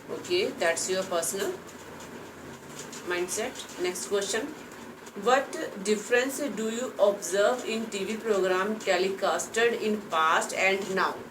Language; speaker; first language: English; non-native, local second language; Hindi